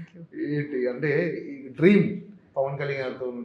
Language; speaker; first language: Telugu; native; Telugu